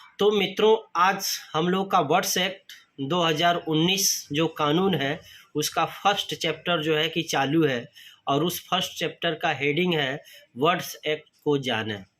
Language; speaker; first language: Hindi; native; Hindi